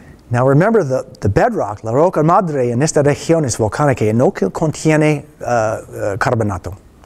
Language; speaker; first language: Spanish; non-native, fluent; English